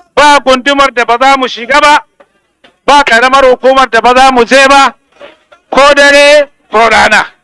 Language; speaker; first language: Hausa; native; Hausa